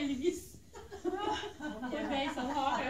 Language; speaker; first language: Norwegian; non-native, learner; Persian